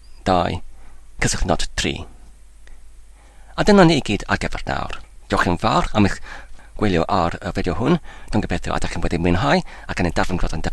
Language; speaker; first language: Welsh; non-native, learner; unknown